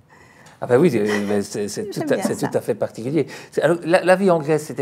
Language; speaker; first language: French; native; French